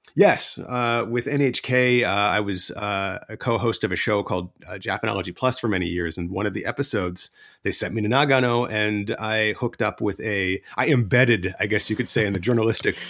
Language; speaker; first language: English; native; English